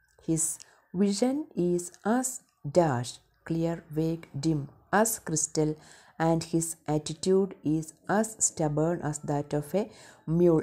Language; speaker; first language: English; non-native, local second language; Malayalam